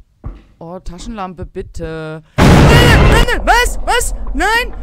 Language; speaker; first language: German; native; German